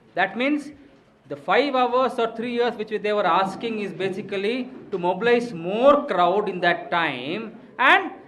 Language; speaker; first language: English; non-native, local second language; Tamil